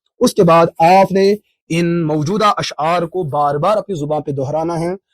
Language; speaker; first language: Urdu; non-native, local second language; Kashmiri